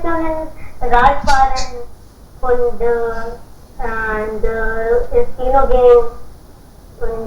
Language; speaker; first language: German; non-native, learner; Hindi